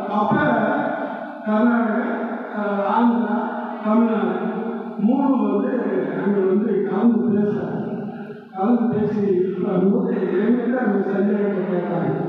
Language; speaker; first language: Tamil; non-native, local second language; Telugu